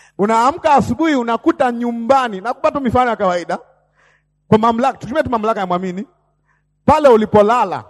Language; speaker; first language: Swahili; native; Swahili